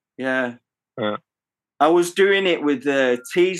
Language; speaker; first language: English; native; English